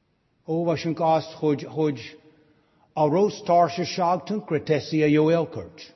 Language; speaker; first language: Hungarian; non-native, fluent; English